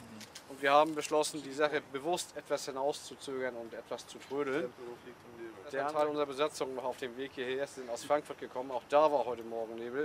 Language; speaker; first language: German; native; German